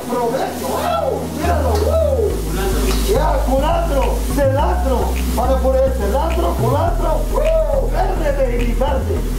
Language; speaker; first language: Spanish; non-native, learner; English